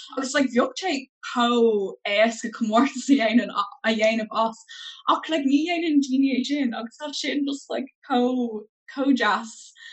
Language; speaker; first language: Irish; non-native, local second language; English